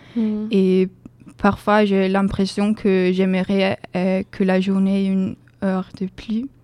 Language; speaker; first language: French; non-native, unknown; Swedish